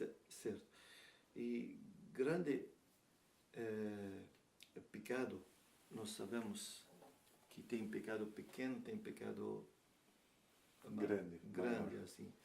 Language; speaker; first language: Portuguese; non-native, learner; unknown